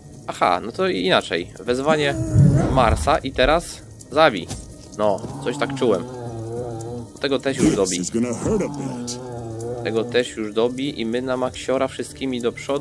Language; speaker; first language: Polish; native; Polish